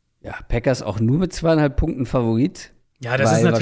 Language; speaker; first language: German; native; German